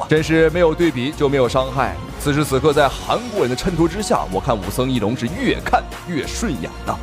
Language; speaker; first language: Chinese; native; Chinese